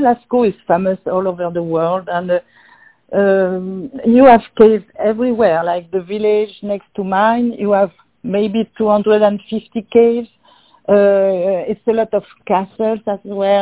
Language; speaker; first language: English; non-native, fluent; French